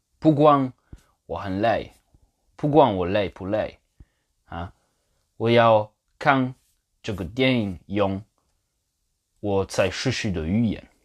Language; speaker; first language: Chinese; non-native, fluent; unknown